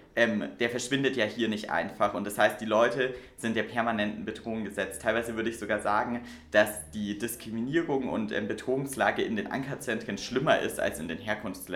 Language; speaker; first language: German; native; German